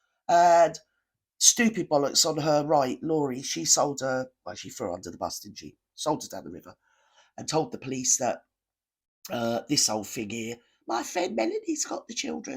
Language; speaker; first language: English; native; English